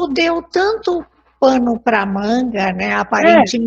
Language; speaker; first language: Portuguese; native; Portuguese